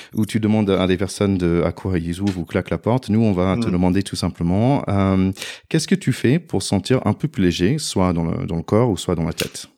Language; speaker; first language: French; non-native, fluent; English